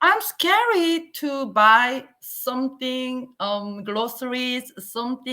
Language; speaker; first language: English; non-native, learner; Korean